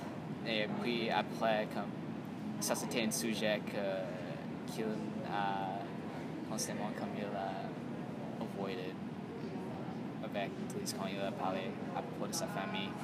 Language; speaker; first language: French; non-native, learner; English